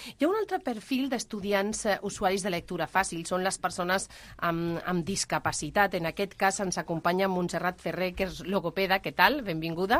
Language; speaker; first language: Catalan; native; Catalan